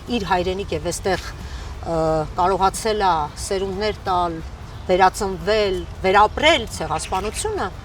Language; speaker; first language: Armenian; native; Armenian